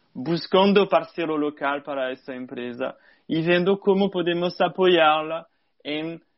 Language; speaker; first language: Portuguese; non-native, fluent; French